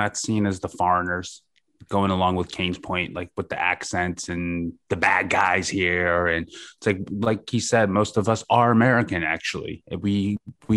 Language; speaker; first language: English; native; English